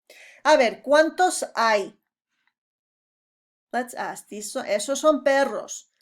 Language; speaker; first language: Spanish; non-native, fluent; English